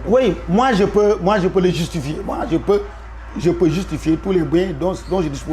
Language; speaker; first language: French; non-native, local second language; Wolof